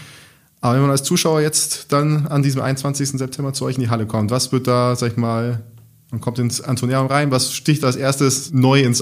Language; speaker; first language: German; native; German